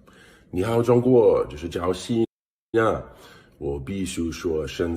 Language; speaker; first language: Chinese; non-native, learner; English